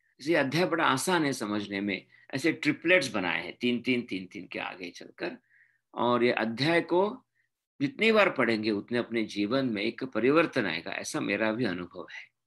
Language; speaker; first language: Hindi; non-native, local second language; Marathi